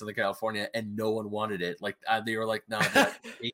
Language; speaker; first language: English; native; English